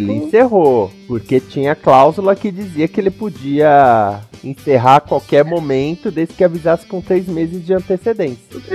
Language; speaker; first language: Portuguese; native; Portuguese